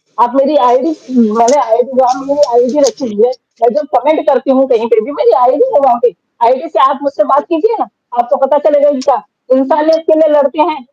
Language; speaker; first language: Hindi; native; Hindi